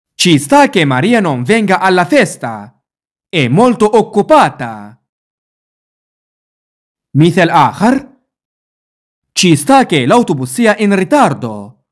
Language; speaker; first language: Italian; non-native, fluent; Arabic